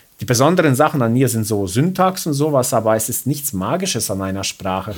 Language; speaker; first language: German; early bilingual, other home language; Bosnian